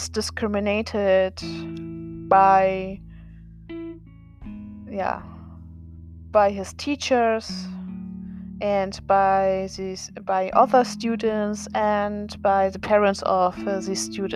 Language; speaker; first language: English; non-native, fluent; German